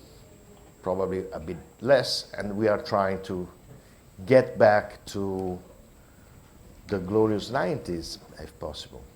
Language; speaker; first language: English; non-native, fluent; Italian